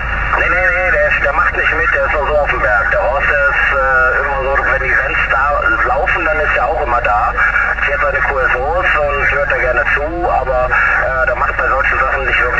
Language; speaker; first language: German; native; German